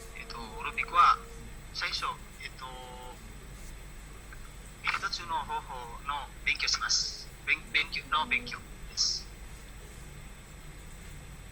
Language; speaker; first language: Japanese; non-native, learner; Indonesian